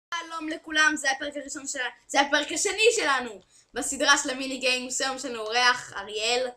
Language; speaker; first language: Hebrew; native; Hebrew